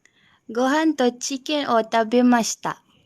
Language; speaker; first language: Japanese; non-native, learner; Malay